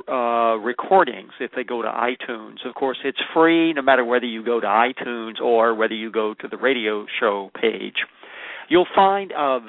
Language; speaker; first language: English; native; English